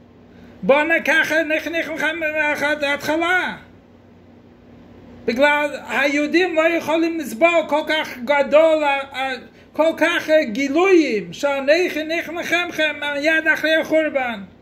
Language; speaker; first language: Hebrew; non-native, fluent; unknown